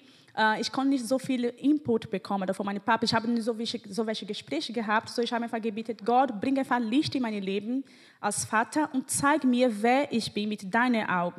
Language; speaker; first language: German; non-native, fluent; Portuguese